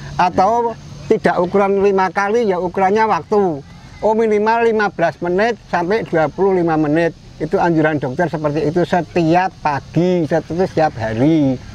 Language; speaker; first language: Indonesian; non-native, local second language; Javanese